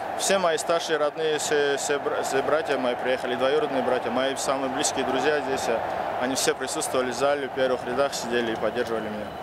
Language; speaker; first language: Russian; non-native, local second language; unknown